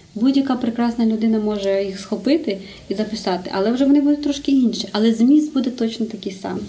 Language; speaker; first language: Ukrainian; native; Ukrainian